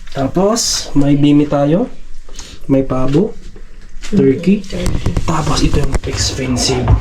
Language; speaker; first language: Filipino; non-native, local second language; Iloko